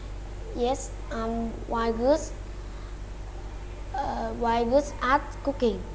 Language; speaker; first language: English; non-native, learner; Vietnamese